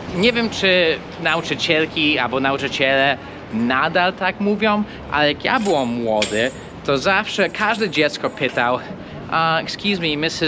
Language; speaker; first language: Polish; non-native, fluent; English